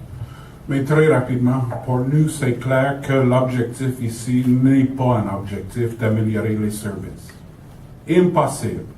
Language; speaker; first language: French; native; French